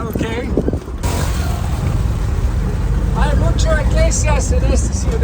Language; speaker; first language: Spanish; non-native, learner; English